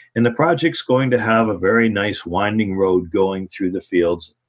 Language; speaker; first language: English; native; English